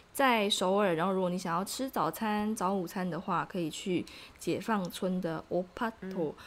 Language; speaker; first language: Chinese; native; Chinese